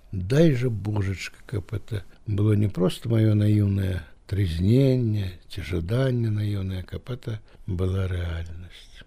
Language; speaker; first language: Belarusian; native; Belarusian